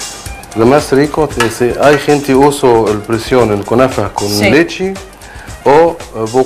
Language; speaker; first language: Spanish; non-native, learner; Arabic